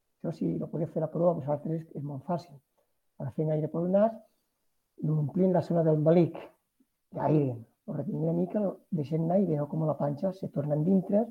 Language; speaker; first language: Catalan; non-native, local second language; Spanish